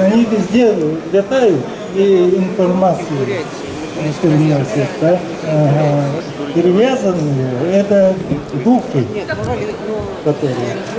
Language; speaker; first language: Russian; non-native, local second language; Yakut